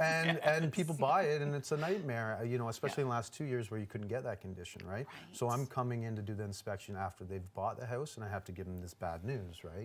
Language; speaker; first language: English; native; English